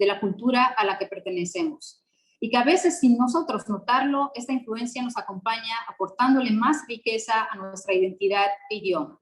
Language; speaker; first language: Spanish; non-native, fluent; Arabic